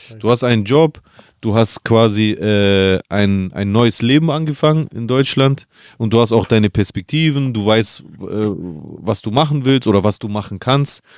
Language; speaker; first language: German; early bilingual, other home language; Greek